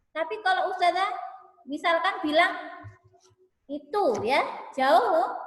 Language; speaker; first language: Indonesian; native; Indonesian